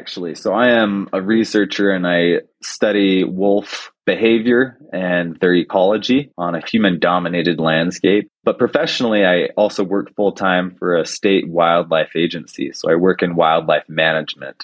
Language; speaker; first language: English; native; English